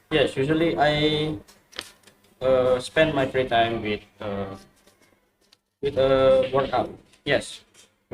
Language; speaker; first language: English; non-native, learner; Indonesian